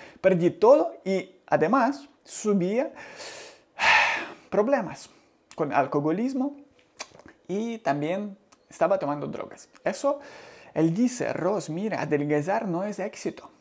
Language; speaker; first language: Spanish; non-native, learner; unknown